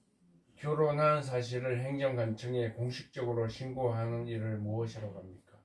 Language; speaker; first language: Korean; native; Korean